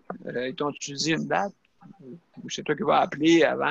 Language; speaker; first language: French; native; French